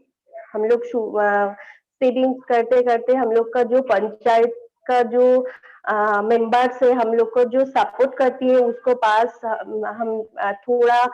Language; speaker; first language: Hindi; non-native, local second language; Bangla